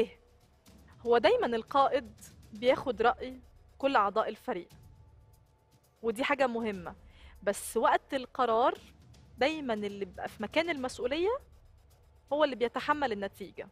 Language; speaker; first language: Arabic; native; Arabic